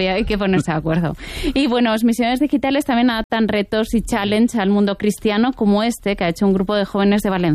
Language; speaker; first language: Spanish; native; Spanish